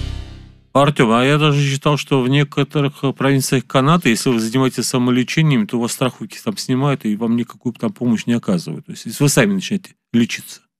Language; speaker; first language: Russian; native; Russian